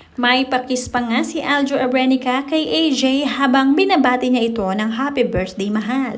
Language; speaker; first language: Filipino; native; Filipino